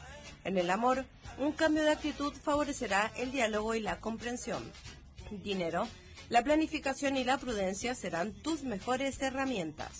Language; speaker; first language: Spanish; native; Spanish